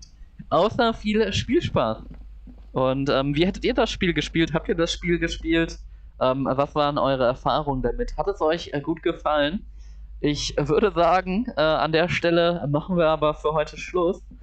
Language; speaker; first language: German; native; German